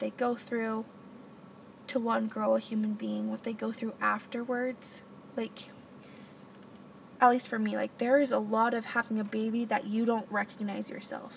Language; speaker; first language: English; native; English